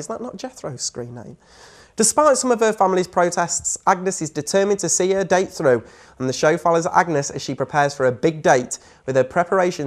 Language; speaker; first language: English; native; English